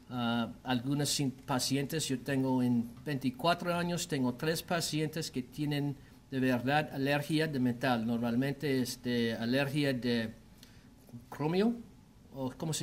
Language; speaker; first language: Spanish; non-native, learner; English